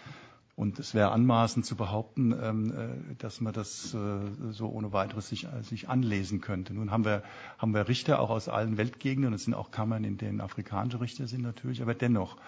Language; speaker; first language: German; native; German